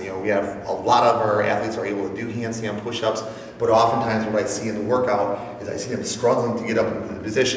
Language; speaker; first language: English; native; English